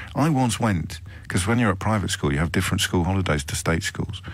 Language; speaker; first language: English; native; English